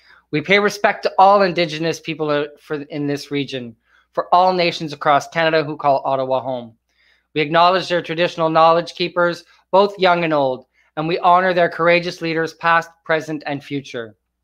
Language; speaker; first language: English; native; English